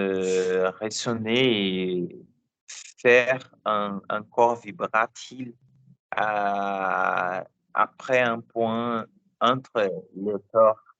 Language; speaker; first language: French; non-native, learner; Portuguese